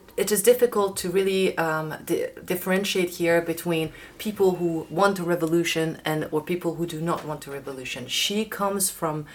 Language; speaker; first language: English; non-native, fluent; Persian